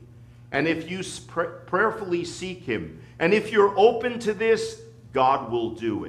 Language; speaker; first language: English; native; English